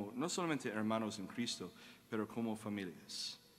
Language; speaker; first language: Spanish; non-native, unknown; English